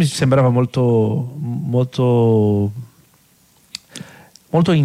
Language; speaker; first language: Italian; non-native, fluent; Portuguese